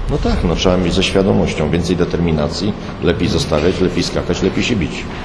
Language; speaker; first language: Polish; native; Polish